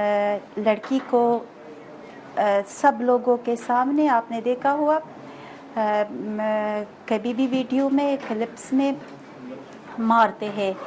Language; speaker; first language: Hindi; non-native, fluent; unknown